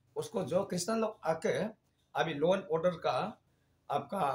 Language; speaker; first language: Hindi; non-native, local second language; Nyishi